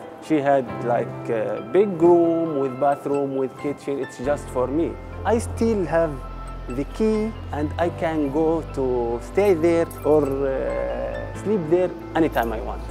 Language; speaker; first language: English; non-native, learner; Arabic